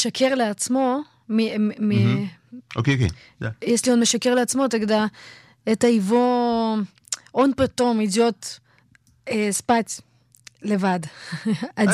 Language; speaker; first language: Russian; early bilingual, heritage; Russian